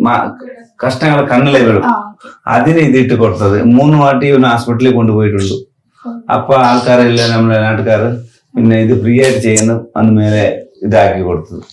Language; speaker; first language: Malayalam; non-native, local second language; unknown